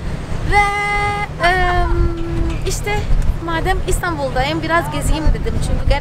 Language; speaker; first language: Turkish; non-native, fluent; Portuguese